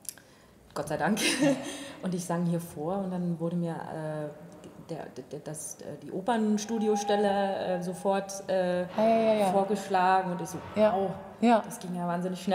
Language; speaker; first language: German; native; German